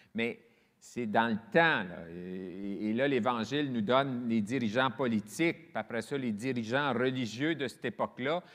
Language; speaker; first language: French; native; French